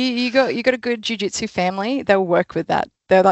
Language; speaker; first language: English; native; English